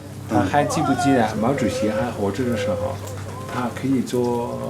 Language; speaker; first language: Chinese; non-native, fluent; Dutch